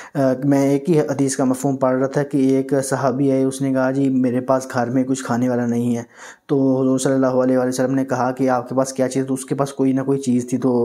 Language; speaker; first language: Urdu; non-native, local second language; Punjabi